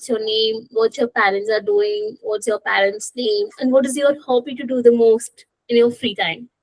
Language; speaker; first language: English; non-native, local second language; Hindi